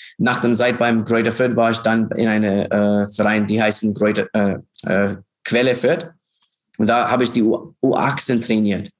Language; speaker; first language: German; non-native, fluent; English